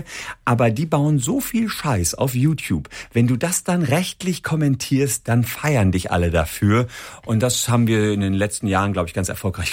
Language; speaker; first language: German; native; German